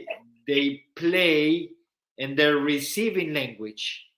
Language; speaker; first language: English; non-native, fluent; Spanish